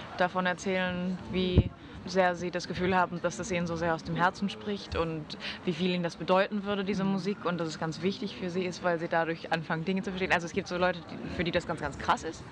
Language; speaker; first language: German; native; German